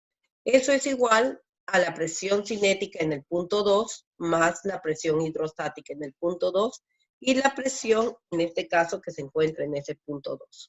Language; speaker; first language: Spanish; native; Spanish